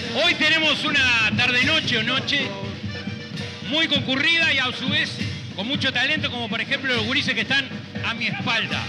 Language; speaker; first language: Spanish; native; Spanish